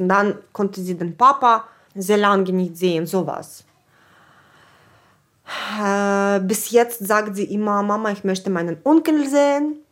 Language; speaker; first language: German; non-native, fluent; Ukrainian